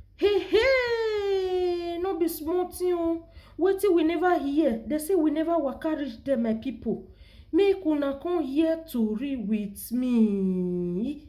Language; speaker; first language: Nigerian Pidgin; non-native, local second language; Yoruba